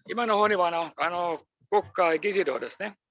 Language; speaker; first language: Japanese; non-native, fluent; Finnish